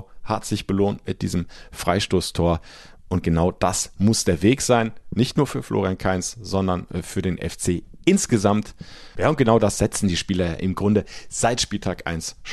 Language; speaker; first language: German; native; German